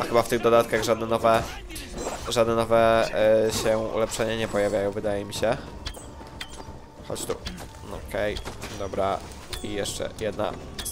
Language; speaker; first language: Polish; native; Polish